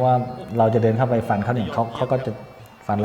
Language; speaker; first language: Thai; native; Thai